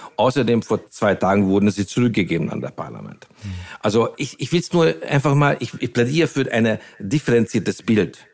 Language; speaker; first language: German; non-native, fluent; Hungarian